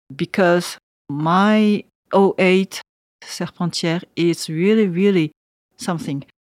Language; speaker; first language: English; non-native, learner; Japanese